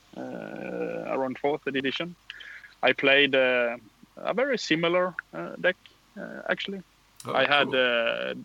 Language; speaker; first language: English; non-native, fluent; Swedish